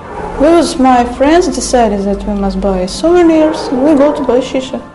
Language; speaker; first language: English; non-native, learner; Russian